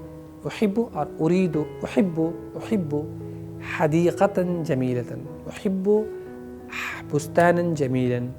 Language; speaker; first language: Arabic; non-native, fluent; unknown